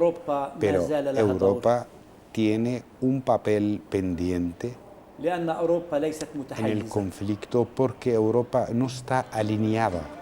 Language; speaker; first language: Spanish; non-native, fluent; Arabic